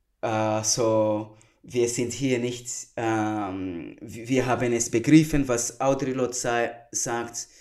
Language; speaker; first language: German; non-native, fluent; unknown